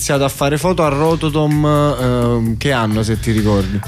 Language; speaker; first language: Italian; native; Italian